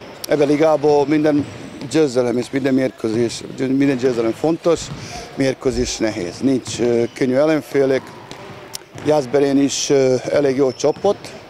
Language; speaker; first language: Hungarian; non-native, learner; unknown